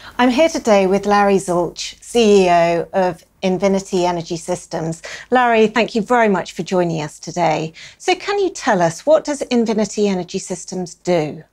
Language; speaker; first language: English; native; English